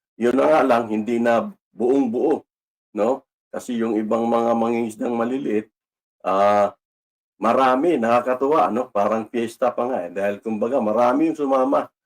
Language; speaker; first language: Filipino; non-native, local second language; Cebuano